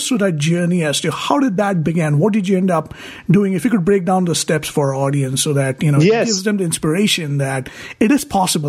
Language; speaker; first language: English; non-native, local second language; Hindi